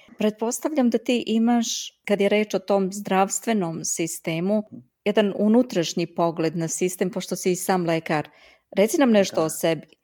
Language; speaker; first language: Serbian; native; Serbian